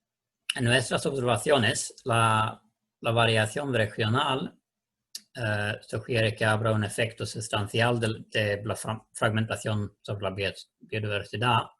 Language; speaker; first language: Spanish; non-native, learner; Swedish